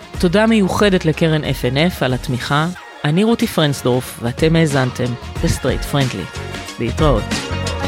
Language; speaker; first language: Hebrew; native; Hebrew